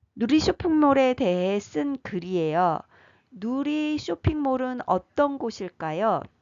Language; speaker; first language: Korean; native; Korean